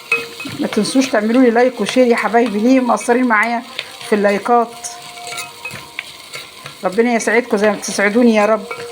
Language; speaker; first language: Arabic; native; Arabic